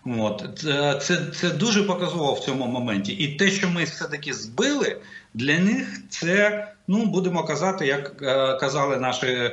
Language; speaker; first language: Ukrainian; non-native, local second language; Russian